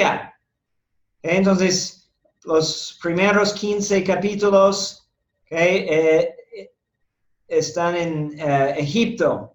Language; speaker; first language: Spanish; non-native, fluent; English